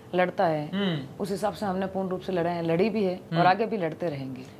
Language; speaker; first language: Hindi; native; Hindi